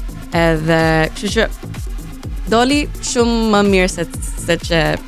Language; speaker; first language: Albanian; early bilingual, heritage; Albanian